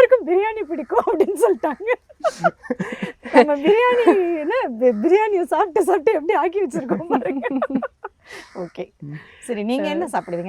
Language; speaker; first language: Tamil; native; Tamil